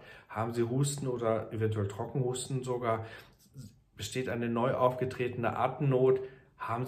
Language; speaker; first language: German; native; German